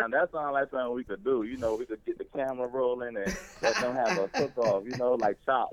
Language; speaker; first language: English; native; English